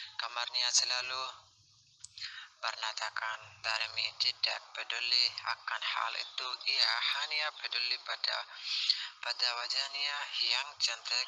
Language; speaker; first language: Indonesian; non-native, learner; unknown